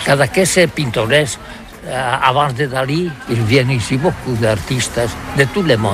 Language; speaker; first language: French; non-native, learner; Catalan